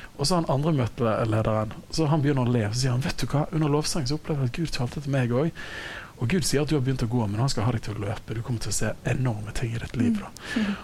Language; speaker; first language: Norwegian; native; Norwegian